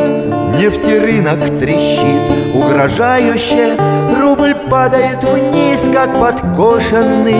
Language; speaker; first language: Russian; native; Russian